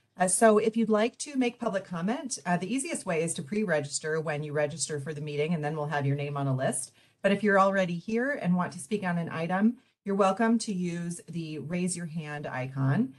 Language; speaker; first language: English; native; English